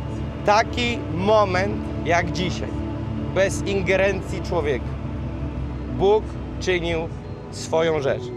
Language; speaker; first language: Polish; native; Polish